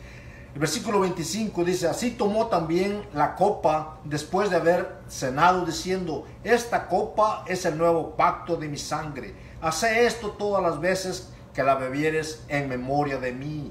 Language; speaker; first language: Spanish; native; Spanish